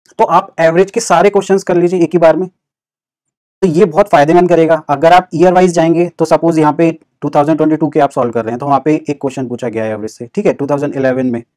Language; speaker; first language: Hindi; native; Hindi